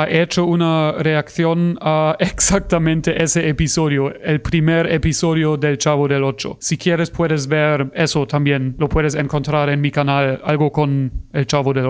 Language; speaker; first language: Spanish; non-native, fluent; German